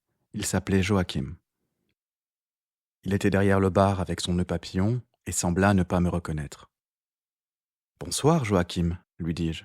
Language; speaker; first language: French; native; French